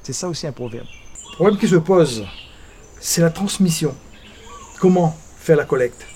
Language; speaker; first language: French; native; French